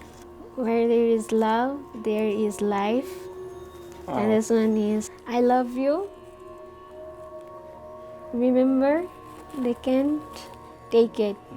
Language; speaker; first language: English; non-native, local second language; Bangla